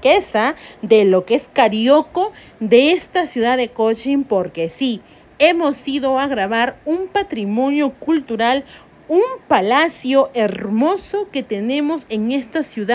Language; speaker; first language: Spanish; native; Spanish